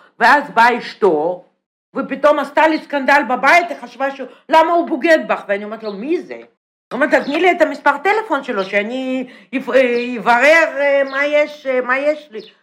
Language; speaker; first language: Hebrew; non-native, fluent; Russian